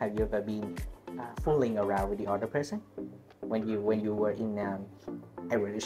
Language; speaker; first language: English; non-native, learner; Vietnamese